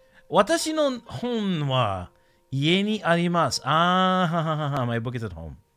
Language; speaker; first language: Japanese; non-native, learner; English